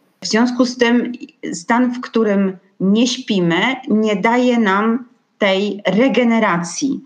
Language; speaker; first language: Polish; native; Polish